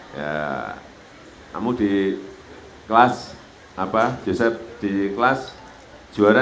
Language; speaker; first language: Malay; non-native, local second language; Javanese